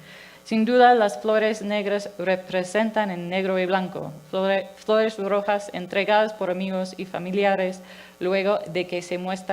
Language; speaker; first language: Spanish; non-native, learner; English